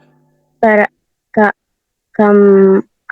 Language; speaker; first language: Indonesian; non-native, learner; Filipino